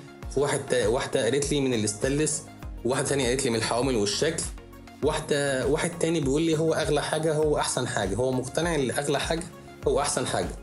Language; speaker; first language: Arabic; native; Arabic